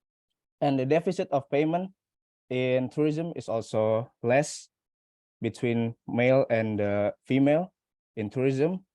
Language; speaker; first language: English; non-native, learner; Indonesian